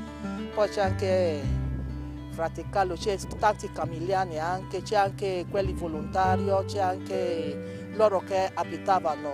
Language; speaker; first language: Italian; non-native, learner; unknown